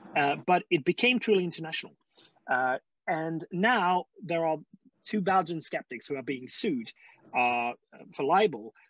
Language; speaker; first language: English; non-native, fluent; Hungarian